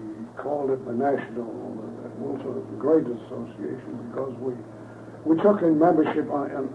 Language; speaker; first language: English; native; English